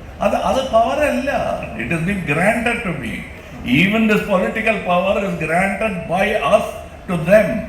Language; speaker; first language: Malayalam; non-native, local second language; Tamil